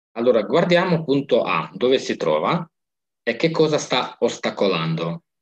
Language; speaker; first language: Italian; non-native, fluent; Ukrainian